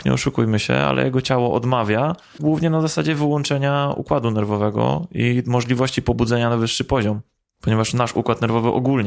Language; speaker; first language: Polish; native; Polish